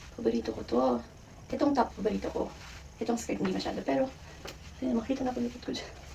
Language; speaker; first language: Filipino; native; Filipino